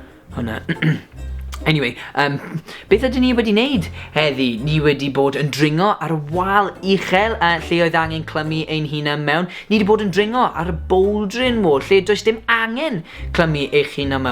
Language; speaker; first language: Welsh; non-native, local second language; English